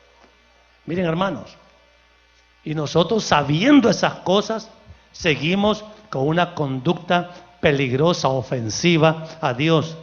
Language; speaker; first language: Spanish; native; Spanish